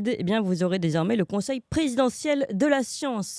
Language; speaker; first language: French; native; French